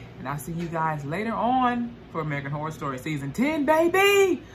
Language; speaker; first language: English; native; English